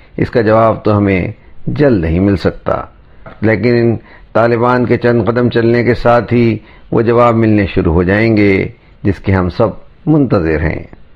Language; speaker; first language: Urdu; native; Urdu